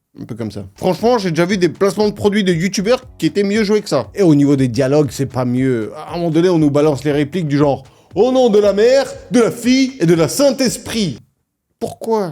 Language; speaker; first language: French; non-native, fluent; Russian